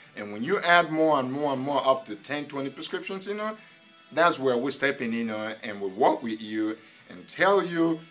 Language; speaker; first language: English; non-native, local second language; Igbo